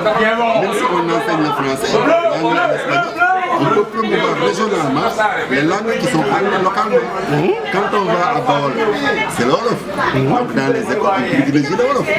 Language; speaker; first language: French; non-native, local second language; Wolof